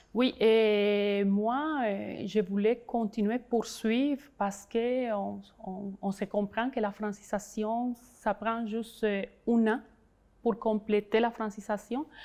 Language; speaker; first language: French; non-native, fluent; Spanish